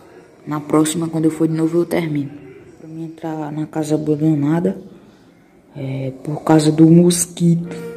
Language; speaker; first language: Portuguese; native; Portuguese